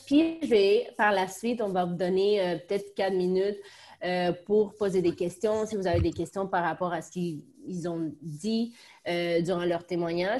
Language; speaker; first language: French; native; French